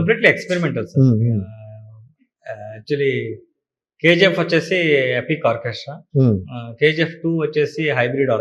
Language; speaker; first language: Telugu; non-native, local second language; Kannada